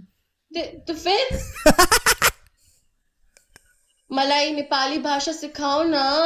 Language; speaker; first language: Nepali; non-native, learner; Urdu